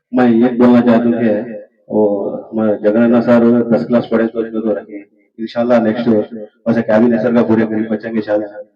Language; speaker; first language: Hindi; non-native, local second language; Urdu